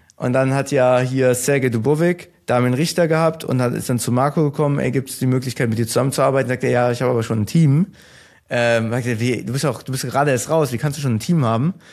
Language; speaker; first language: German; early bilingual, other home language; Turkish